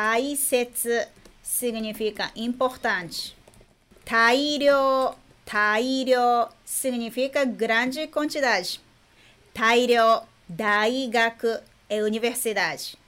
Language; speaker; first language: Portuguese; non-native, fluent; Japanese